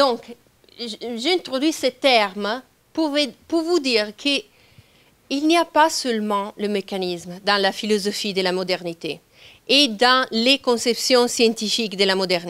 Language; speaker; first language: French; non-native, fluent; Italian